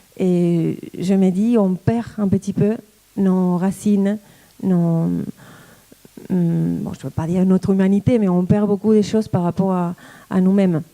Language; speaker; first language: French; non-native, fluent; Spanish